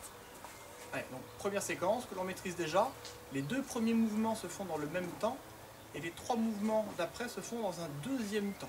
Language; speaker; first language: French; native; French